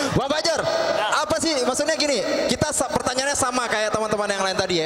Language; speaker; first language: Indonesian; native; Indonesian